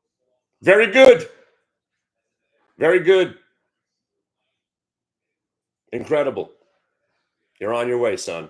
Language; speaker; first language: English; native; English